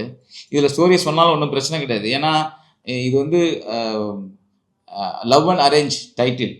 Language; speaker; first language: Tamil; native; Tamil